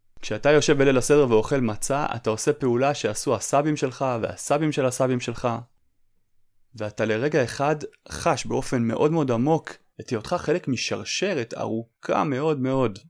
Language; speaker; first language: Hebrew; native; Hebrew